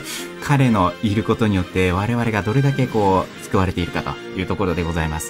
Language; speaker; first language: Japanese; native; Japanese